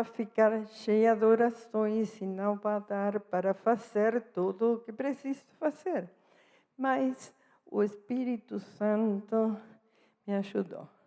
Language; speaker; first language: Portuguese; non-native, fluent; Spanish